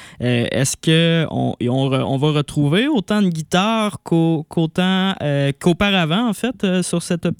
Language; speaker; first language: French; native; French